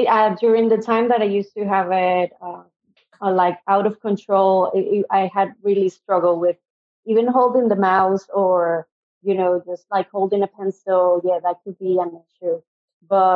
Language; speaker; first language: English; non-native, fluent; Spanish